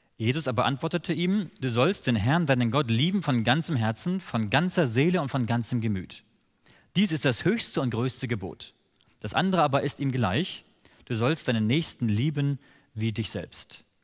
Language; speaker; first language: German; native; German